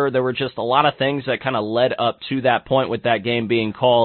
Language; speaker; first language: English; native; English